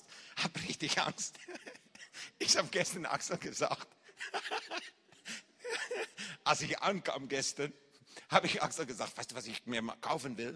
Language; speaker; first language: German; non-native, fluent; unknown